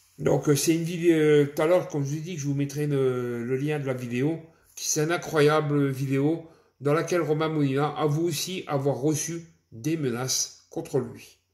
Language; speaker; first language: French; native; French